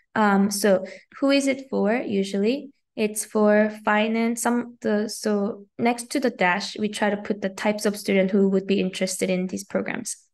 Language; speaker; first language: English; native; English